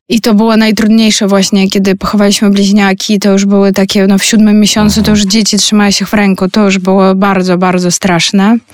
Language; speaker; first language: Polish; non-native, fluent; Ukrainian